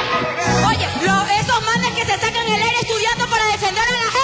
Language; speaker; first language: Spanish; native; Spanish